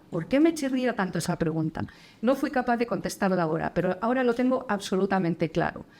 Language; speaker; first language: Spanish; native; Spanish